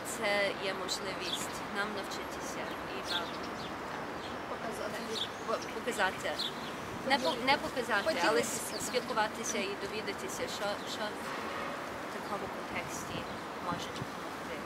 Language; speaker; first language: Ukrainian; early bilingual, heritage; Ukrainian